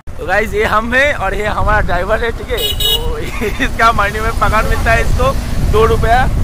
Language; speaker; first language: Hindi; non-native, local second language; Bangla